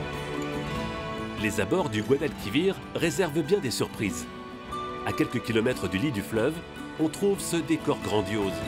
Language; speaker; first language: French; native; French